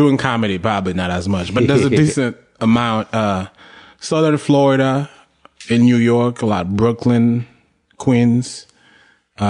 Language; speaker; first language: English; non-native, fluent; Haitian Creole